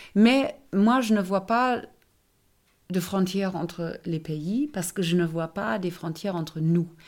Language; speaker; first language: French; non-native, fluent; German